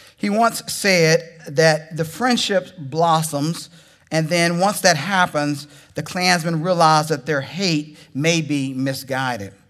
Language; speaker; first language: English; native; English